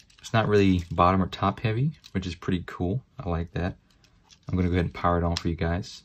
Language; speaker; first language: English; native; English